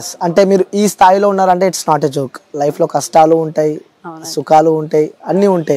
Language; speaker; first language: Telugu; native; Telugu